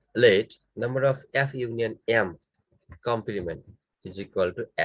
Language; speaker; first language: English; non-native, local second language; Nepali